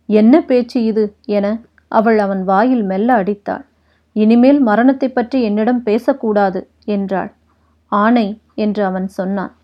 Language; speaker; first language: Tamil; native; Tamil